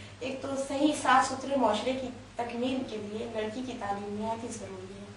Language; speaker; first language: Urdu; native; Urdu